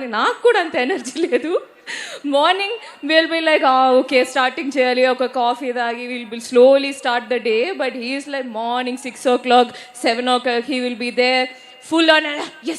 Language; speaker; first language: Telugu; non-native, learner; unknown